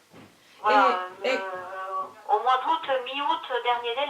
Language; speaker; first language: French; native; French